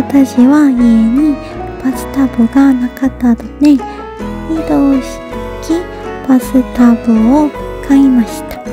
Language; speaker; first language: Japanese; non-native, learner; Korean